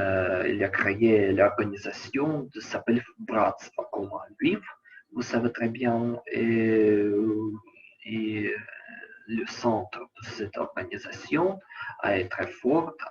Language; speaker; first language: French; non-native, learner; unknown